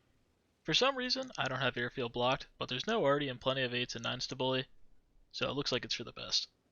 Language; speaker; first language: English; native; English